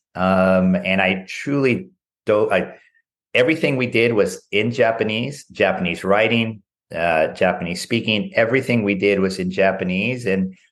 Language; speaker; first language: English; native; English